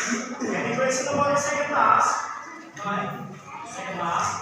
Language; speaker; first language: English; non-native, learner; Indonesian